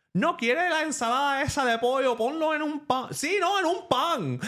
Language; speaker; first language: Spanish; early bilingual, heritage; Spanish